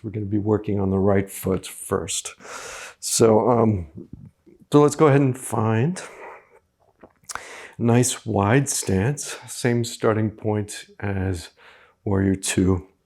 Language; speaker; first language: English; native; English